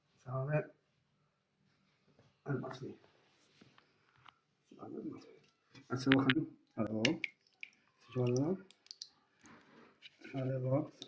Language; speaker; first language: Arabic; native; Arabic